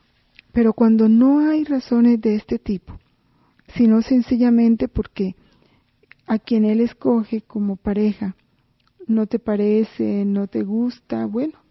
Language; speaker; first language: Spanish; native; Spanish